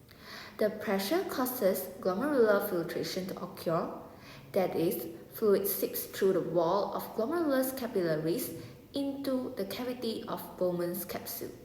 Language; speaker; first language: English; non-native, local second language; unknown